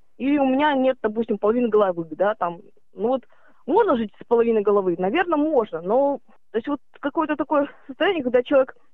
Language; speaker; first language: Russian; native; Russian